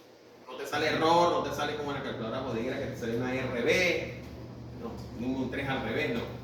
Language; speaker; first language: Spanish; native; Spanish